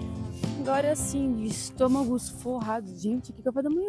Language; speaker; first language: Portuguese; native; Portuguese